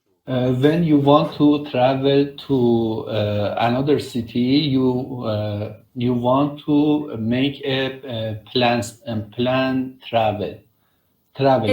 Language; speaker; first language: English; non-native, learner; Persian